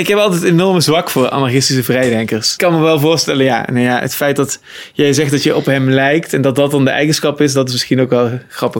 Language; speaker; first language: Dutch; native; Dutch